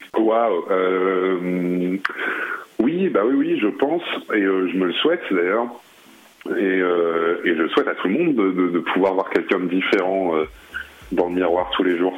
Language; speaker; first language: French; early bilingual, heritage; French